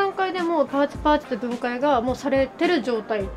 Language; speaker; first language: Japanese; native; Japanese